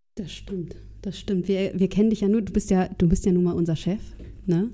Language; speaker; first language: German; native; German